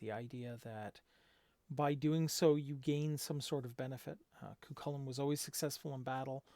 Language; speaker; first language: English; native; English